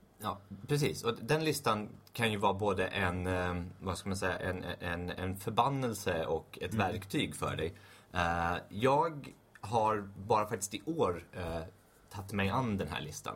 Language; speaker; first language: Swedish; native; Swedish